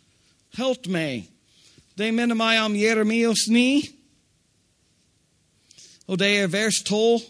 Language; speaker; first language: Swedish; non-native, fluent; English